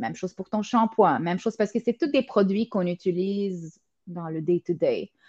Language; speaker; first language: French; non-native, local second language; Arabic